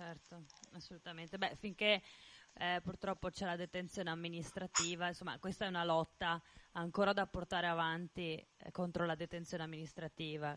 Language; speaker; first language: Italian; native; Italian